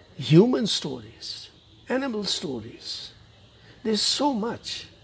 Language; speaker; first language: English; non-native, local second language; Assamese